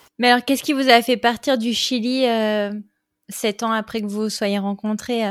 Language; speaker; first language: French; native; French